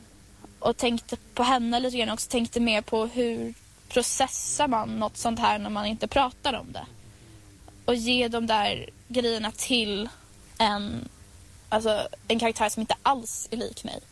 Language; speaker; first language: Swedish; native; Swedish